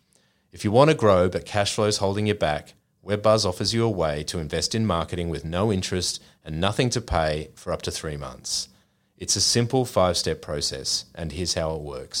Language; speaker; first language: English; native; English